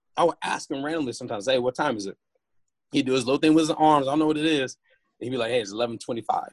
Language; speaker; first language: English; native; English